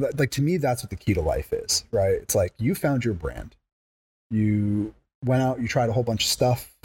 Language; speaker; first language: English; native; English